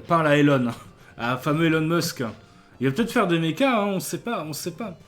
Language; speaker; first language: French; native; French